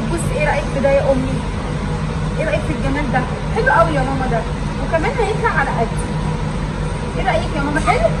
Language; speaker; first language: Arabic; native; Arabic